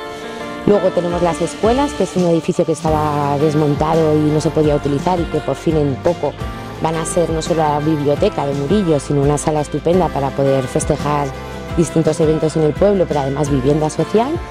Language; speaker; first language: Spanish; native; Spanish